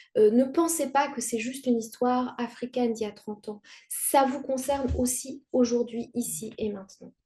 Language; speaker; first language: French; non-native, local second language; Kinyarwanda